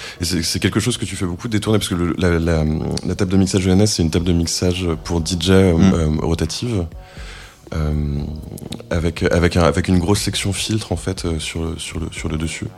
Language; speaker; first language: French; native; French